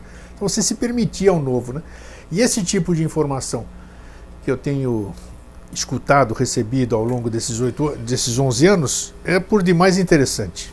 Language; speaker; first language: Portuguese; native; Portuguese